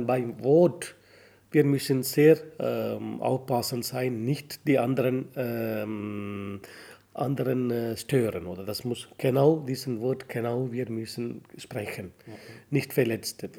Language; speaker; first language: German; non-native, learner; Tamil